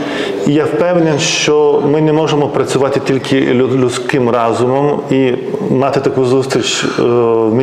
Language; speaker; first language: Ukrainian; non-native, fluent; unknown